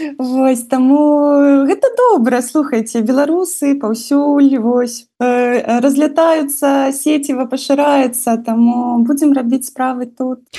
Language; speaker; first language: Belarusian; non-native, local second language; Russian